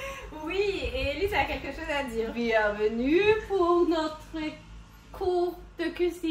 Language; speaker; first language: French; non-native, learner; Norwegian